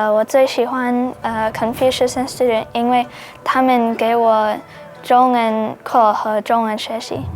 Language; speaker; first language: Chinese; non-native, learner; English